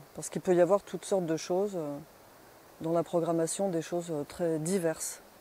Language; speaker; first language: French; native; French